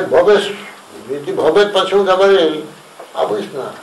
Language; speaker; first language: Russian; non-native, learner; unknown